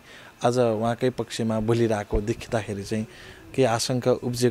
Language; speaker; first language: Nepali; native; Nepali